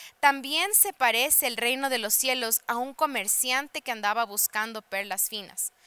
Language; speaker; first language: Spanish; early bilingual, heritage; Spanish